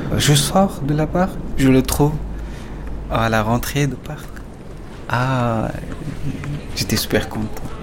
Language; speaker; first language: French; non-native, fluent; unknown